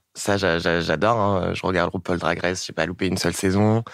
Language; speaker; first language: French; native; French